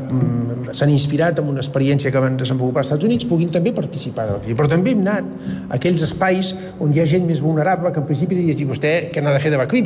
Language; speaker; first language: Catalan; native; Catalan